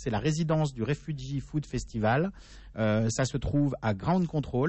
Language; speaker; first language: French; native; French